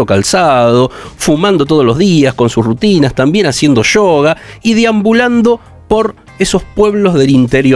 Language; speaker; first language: Spanish; native; Spanish